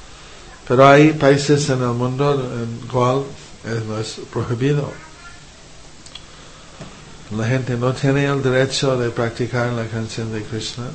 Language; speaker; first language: Spanish; non-native, fluent; English